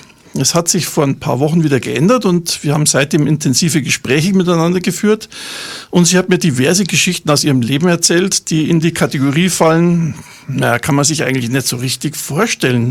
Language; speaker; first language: German; native; German